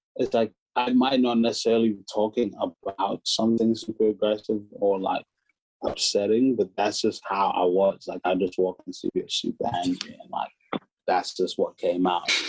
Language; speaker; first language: English; native; English